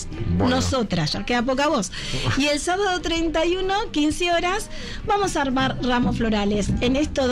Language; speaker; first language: Spanish; native; Spanish